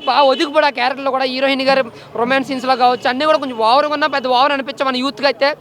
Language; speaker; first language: Telugu; native; Telugu